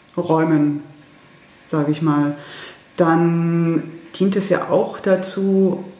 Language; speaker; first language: German; early bilingual, heritage; German